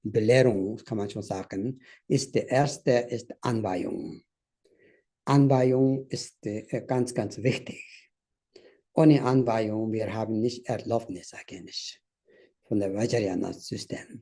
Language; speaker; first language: German; non-native, fluent; Tibetan